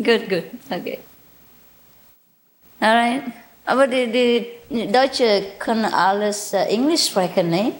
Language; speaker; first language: German; non-native, learner; Vietnamese